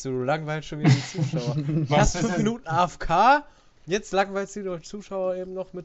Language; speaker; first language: German; native; German